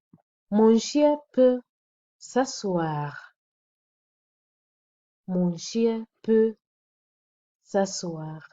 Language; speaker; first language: French; non-native, fluent; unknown